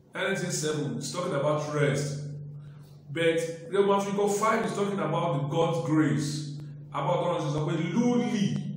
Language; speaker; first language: English; non-native, local second language; Yoruba